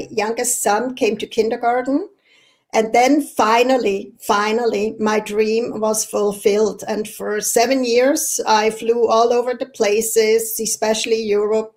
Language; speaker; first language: English; non-native, fluent; Swiss German